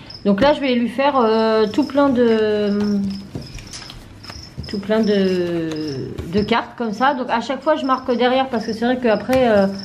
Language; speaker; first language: French; native; French